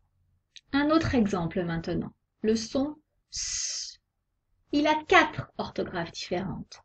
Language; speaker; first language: French; native; French